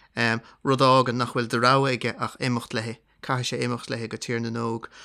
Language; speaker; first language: Irish; native; Irish